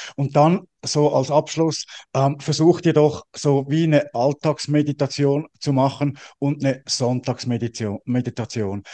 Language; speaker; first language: German; native; German